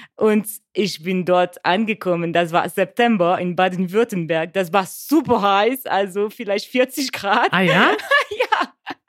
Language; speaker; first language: German; non-native, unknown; French